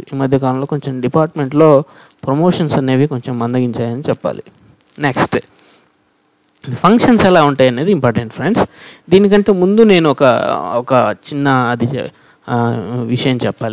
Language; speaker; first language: Telugu; native; Telugu